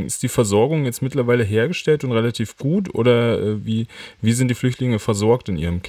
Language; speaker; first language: German; native; German